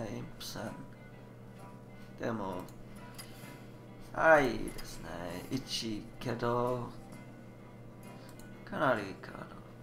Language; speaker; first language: Japanese; non-native, learner; English